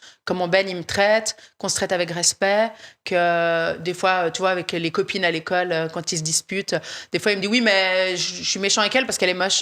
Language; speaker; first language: French; native; French